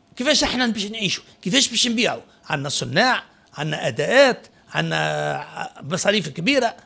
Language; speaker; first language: Arabic; native; Arabic